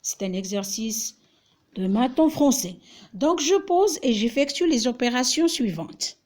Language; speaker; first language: French; non-native, local second language; Arabic